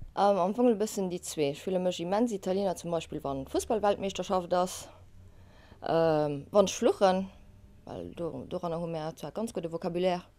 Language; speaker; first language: Luxembourgish; early bilingual, other home language; Italian